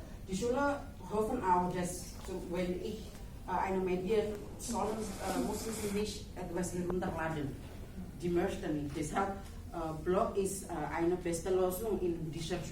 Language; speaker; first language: German; non-native, fluent; Indonesian